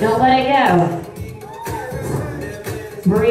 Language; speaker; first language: English; native; English